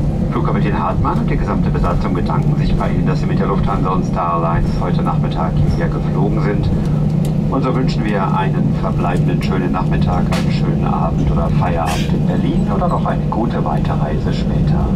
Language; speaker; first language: German; native; German